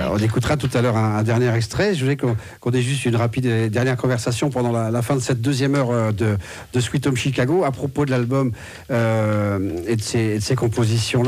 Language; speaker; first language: French; native; French